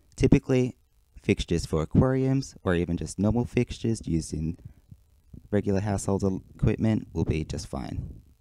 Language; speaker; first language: English; native; English